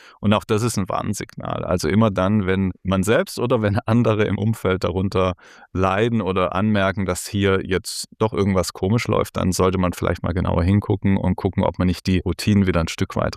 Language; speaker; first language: German; native; German